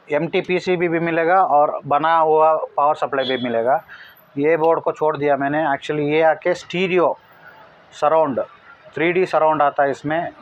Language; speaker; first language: Hindi; non-native, local second language; Telugu